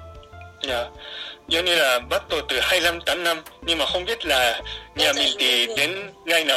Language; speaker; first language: Vietnamese; non-native, fluent; Japanese